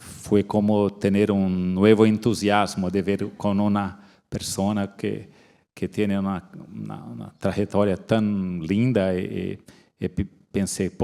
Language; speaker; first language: Spanish; non-native, fluent; Portuguese